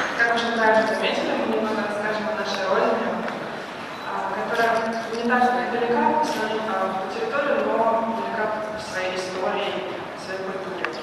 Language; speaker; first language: Russian; non-native, fluent; Tajik